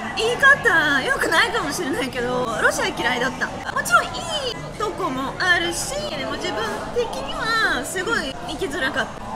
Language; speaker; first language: Japanese; non-native, fluent; Russian